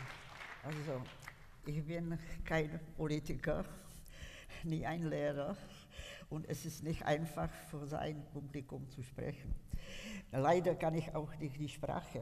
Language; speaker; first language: German; non-native, fluent; Czech